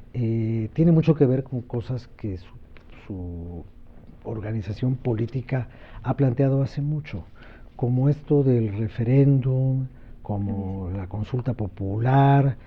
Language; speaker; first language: Spanish; native; Spanish